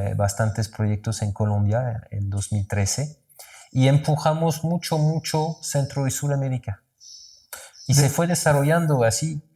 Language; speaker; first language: Spanish; non-native, fluent; French